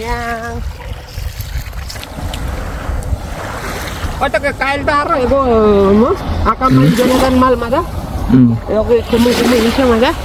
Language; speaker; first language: Korean; non-native, learner; Nepali